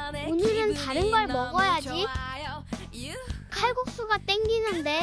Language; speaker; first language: Korean; native; Korean